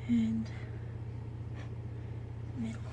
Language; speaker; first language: English; native; English